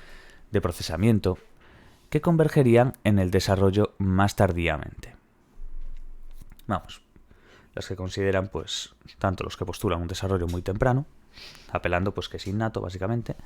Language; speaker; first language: Spanish; native; Spanish